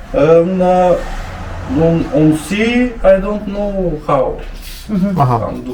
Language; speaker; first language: English; non-native, learner; Bulgarian